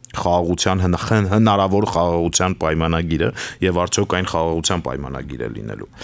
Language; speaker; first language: Armenian; native; Armenian